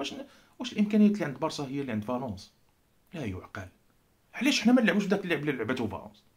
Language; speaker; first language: Arabic; native; Arabic